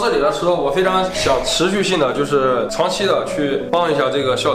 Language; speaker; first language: Chinese; native; Chinese